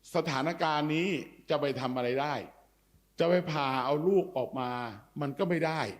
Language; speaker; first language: Thai; native; Thai